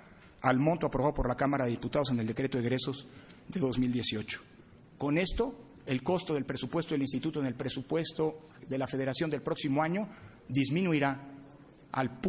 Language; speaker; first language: Spanish; native; Spanish